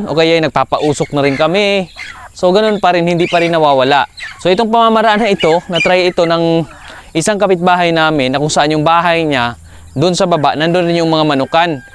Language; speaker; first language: Filipino; non-native, local second language; Cebuano